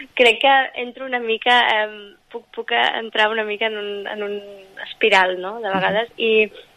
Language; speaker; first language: Catalan; non-native, local second language; English